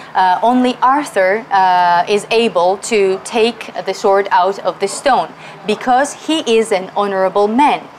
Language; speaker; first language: English; non-native, fluent; Georgian